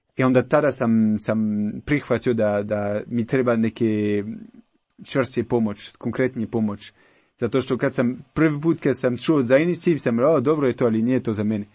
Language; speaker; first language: Croatian; non-native, learner; French